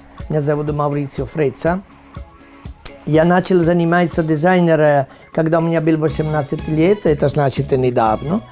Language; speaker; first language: Russian; non-native, learner; Italian